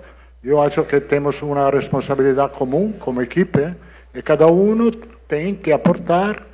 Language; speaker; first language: Portuguese; non-native, learner; Italian